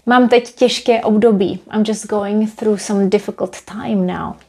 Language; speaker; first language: English; non-native, fluent; Czech